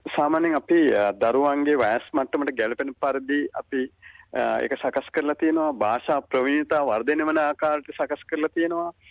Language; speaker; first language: Sinhala; native; Sinhala